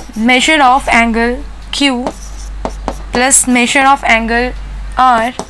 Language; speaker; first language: English; non-native, local second language; Hindi